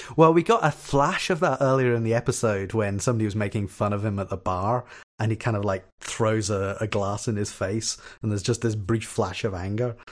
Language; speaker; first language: English; native; English